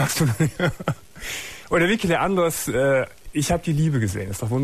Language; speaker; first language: German; native; German